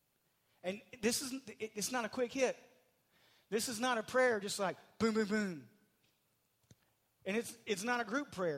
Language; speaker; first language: English; native; English